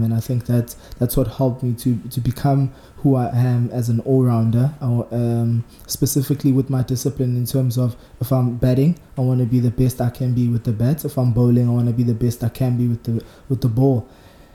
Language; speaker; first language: English; non-native, local second language; Zulu